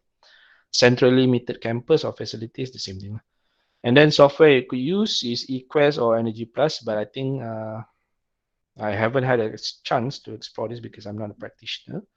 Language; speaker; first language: English; non-native, local second language; Malay